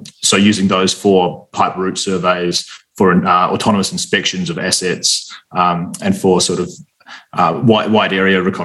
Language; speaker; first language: English; native; English